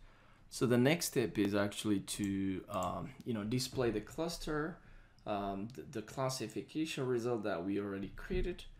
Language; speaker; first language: English; non-native, fluent; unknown